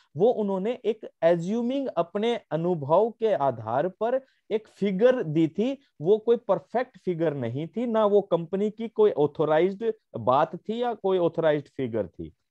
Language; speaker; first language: Hindi; native; Hindi